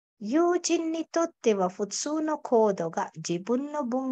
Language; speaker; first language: Japanese; non-native, fluent; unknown